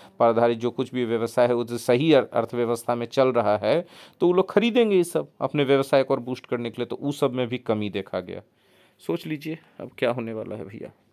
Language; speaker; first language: Hindi; native; Hindi